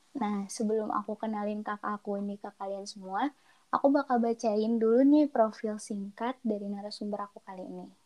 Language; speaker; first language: Indonesian; native; Indonesian